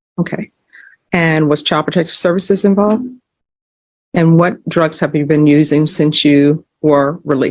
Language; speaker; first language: English; native; English